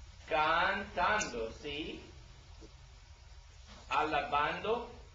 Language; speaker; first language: Spanish; non-native, learner; English